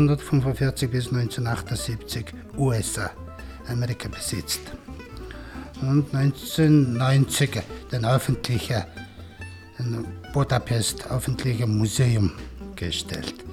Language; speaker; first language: German; non-native, learner; Mongolian